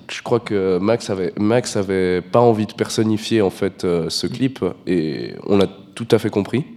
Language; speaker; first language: French; native; French